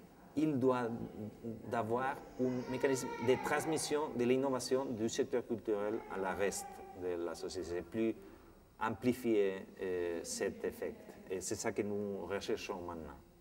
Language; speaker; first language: French; non-native, fluent; Spanish